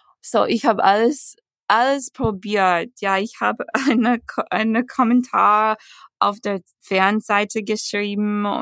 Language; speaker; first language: German; non-native, fluent; English